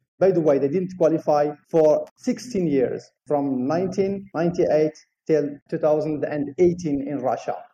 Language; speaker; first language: English; non-native, fluent; Arabic